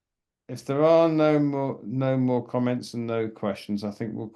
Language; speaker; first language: English; native; English